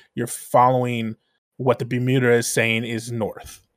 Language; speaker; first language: English; native; English